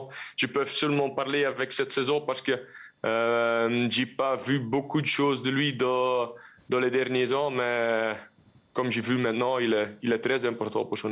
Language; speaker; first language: French; non-native, local second language; Dutch